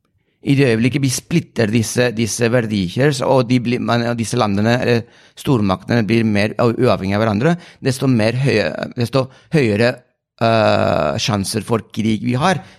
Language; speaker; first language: Norwegian; non-native, fluent; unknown